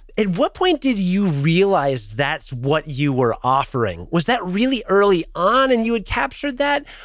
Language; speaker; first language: English; native; English